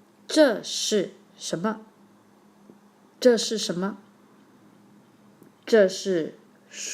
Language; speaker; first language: Chinese; non-native, fluent; English